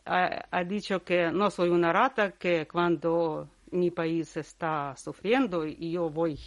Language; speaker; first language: Spanish; non-native, learner; Russian